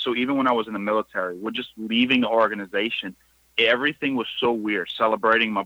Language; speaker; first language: English; native; English